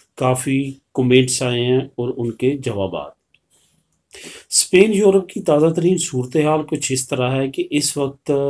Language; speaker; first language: Urdu; native; Urdu